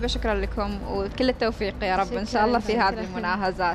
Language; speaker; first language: Arabic; native; Arabic